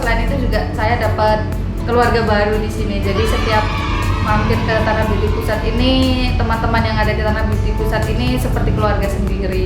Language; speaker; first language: Indonesian; native; Indonesian